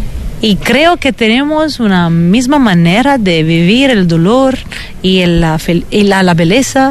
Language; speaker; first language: Spanish; non-native, fluent; Italian